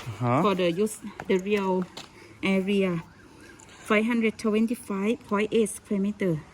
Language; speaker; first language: English; non-native, local second language; Thai